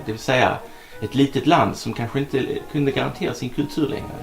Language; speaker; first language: Swedish; native; Swedish